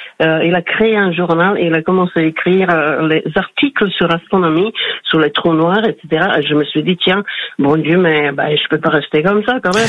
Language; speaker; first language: French; non-native, fluent; Slovak